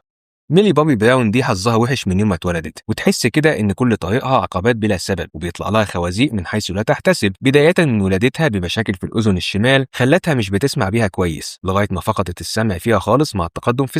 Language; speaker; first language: Arabic; native; Arabic